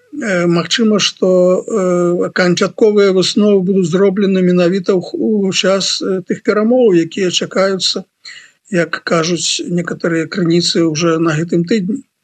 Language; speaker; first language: Belarusian; non-native, local second language; Russian